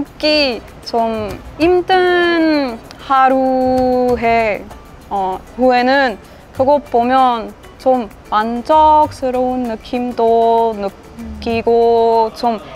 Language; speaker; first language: Korean; non-native, fluent; French